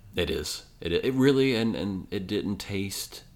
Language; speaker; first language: English; native; English